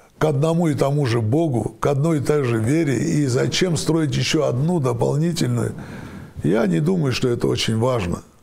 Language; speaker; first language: Russian; non-native, local second language; Armenian